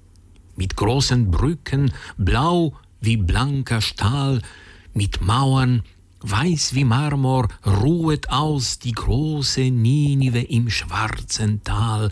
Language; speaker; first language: German; native; German